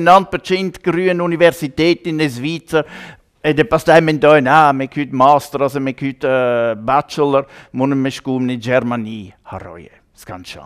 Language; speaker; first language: Albanian; non-native, learner; German